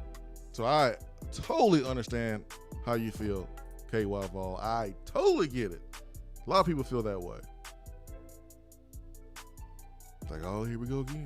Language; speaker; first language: English; native; English